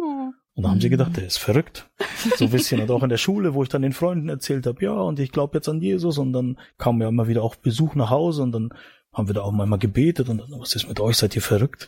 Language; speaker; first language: German; native; German